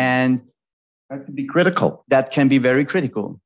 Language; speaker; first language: English; non-native, fluent; German